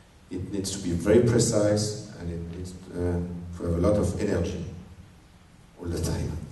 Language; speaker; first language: English; non-native, learner; French